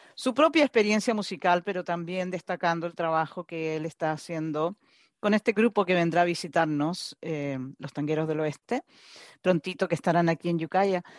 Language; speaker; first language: Spanish; native; Spanish